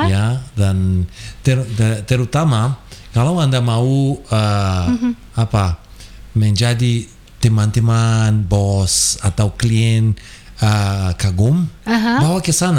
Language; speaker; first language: Indonesian; non-native, fluent; Portuguese